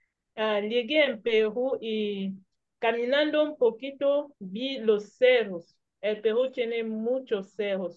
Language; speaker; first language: Spanish; non-native, learner; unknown